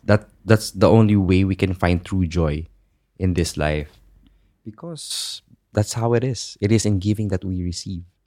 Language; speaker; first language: English; non-native, local second language; Filipino